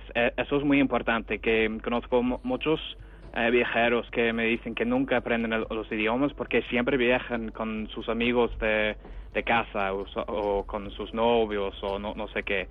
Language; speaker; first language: Spanish; non-native, fluent; English